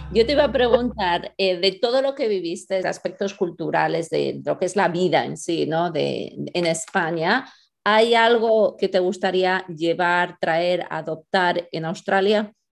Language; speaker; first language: Spanish; native; Spanish